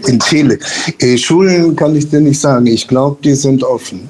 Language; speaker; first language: German; non-native, fluent; Spanish